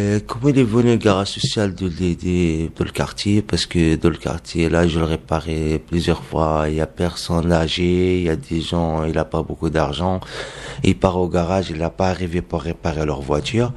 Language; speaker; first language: French; non-native, learner; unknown